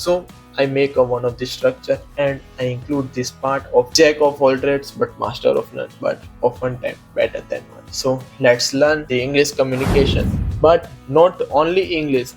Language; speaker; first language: English; non-native, learner; Hindi